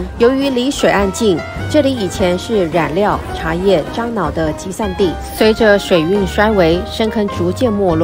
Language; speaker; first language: Chinese; native; Chinese